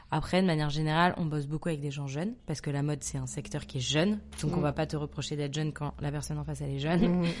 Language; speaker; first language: French; native; French